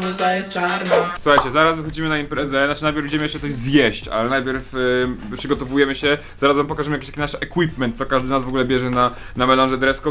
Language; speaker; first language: Polish; native; Polish